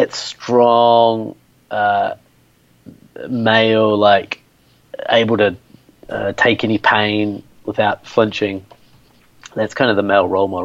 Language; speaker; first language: English; native; English